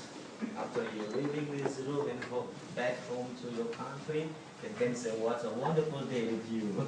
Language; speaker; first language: English; non-native, learner; Indonesian